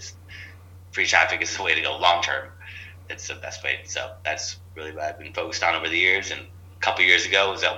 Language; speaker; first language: English; native; English